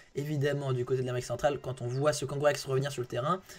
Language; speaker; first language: French; native; French